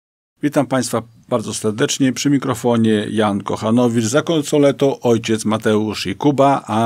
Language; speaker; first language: Polish; native; Polish